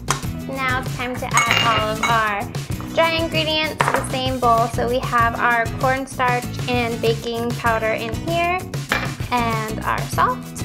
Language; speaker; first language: English; native; English